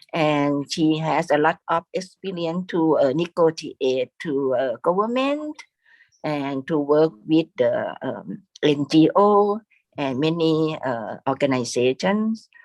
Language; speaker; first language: English; non-native, fluent; Thai